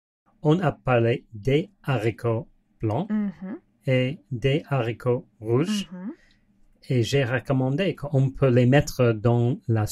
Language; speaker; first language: French; non-native, learner; English